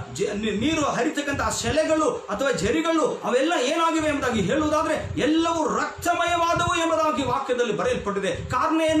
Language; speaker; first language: Kannada; native; Kannada